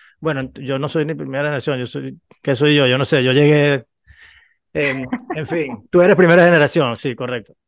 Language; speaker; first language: Spanish; native; Spanish